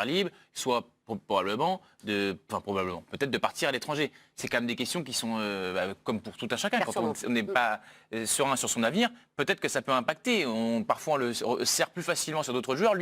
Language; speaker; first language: French; native; French